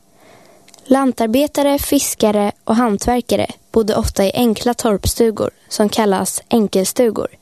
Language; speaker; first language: Swedish; native; Swedish